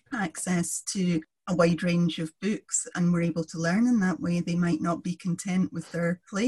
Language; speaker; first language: English; native; English